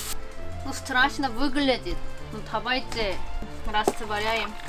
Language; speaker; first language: Russian; non-native, learner; Korean